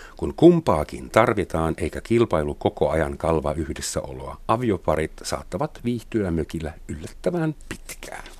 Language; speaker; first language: Finnish; non-native, fluent; German